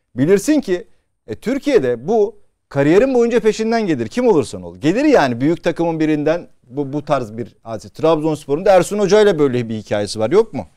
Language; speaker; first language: Turkish; native; Turkish